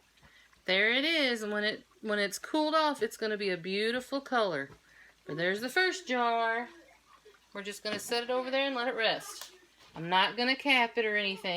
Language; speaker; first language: English; native; English